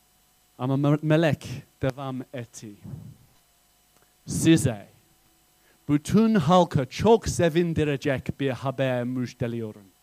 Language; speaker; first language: Turkish; non-native, fluent; English